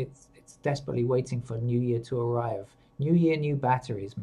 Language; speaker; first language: English; native; English